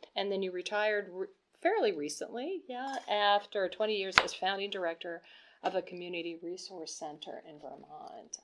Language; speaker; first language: English; non-native, fluent; Portuguese